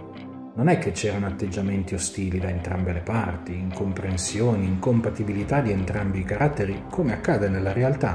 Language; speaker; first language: Italian; native; Italian